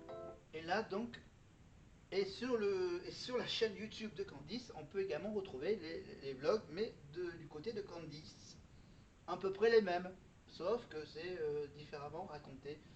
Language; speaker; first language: French; native; French